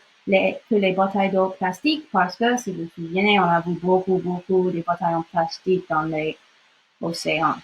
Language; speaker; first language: French; non-native, local second language; English